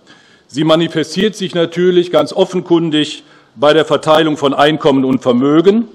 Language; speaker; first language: German; native; German